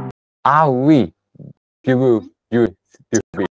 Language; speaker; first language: French; non-native, learner; Japanese